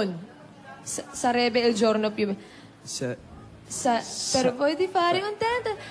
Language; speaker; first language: Italian; non-native, learner; Filipino